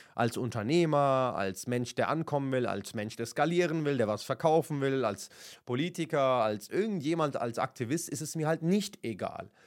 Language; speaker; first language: German; early bilingual, other home language; Kurdish